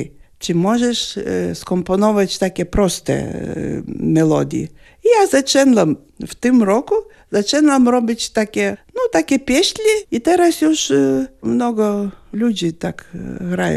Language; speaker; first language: Polish; non-native, fluent; Lithuanian